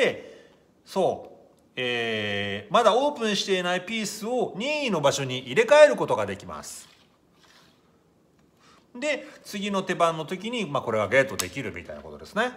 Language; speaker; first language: Japanese; native; Japanese